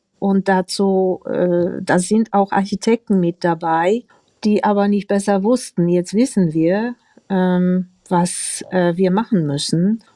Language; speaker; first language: German; non-native, fluent; Polish